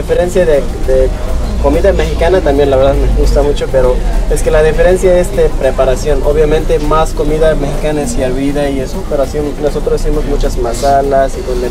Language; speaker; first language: Spanish; non-native, fluent; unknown